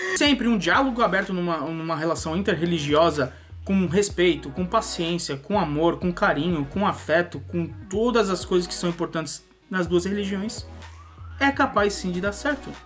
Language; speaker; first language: Portuguese; native; Portuguese